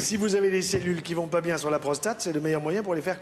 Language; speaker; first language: French; native; French